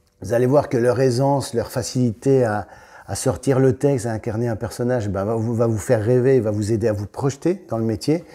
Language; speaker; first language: French; native; French